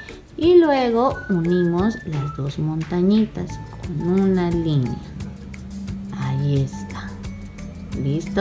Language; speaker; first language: Spanish; native; Spanish